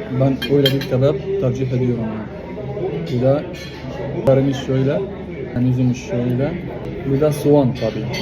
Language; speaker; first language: Turkish; non-native, learner; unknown